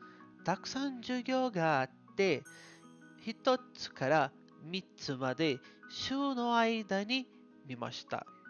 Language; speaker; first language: Japanese; non-native, learner; Portuguese